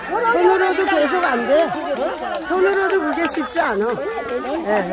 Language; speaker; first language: Korean; native; Korean